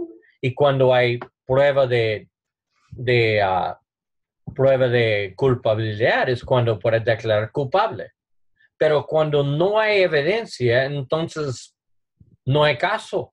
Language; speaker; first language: Spanish; non-native, learner; English